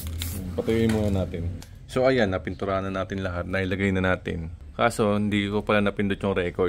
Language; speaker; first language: Filipino; native; Filipino